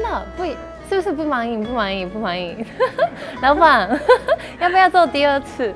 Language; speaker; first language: Chinese; non-native, fluent; Japanese